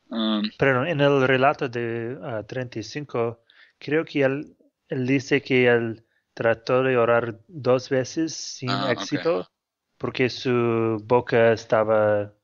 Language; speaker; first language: Spanish; non-native, fluent; English